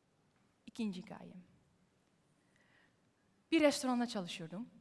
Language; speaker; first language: Turkish; early bilingual, heritage; Turkish